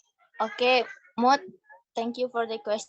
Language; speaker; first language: English; non-native, learner; Indonesian